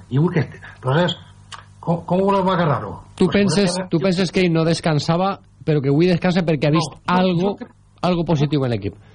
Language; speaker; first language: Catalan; non-native, local second language; Spanish